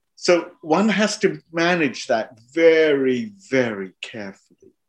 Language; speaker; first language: English; non-native, local second language; Hindi